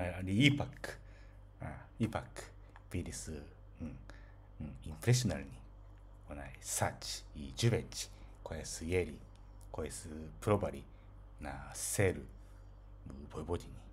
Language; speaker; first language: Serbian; non-native, fluent; Japanese